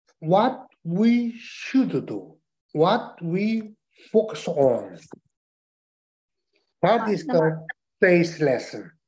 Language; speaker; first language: English; non-native, learner; Chinese